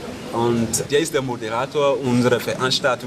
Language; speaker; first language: German; non-native, fluent; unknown